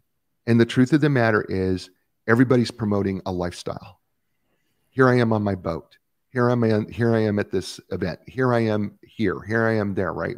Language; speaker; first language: English; native; English